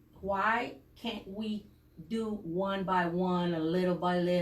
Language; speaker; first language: English; native; English